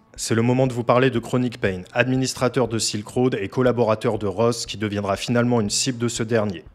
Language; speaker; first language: French; native; French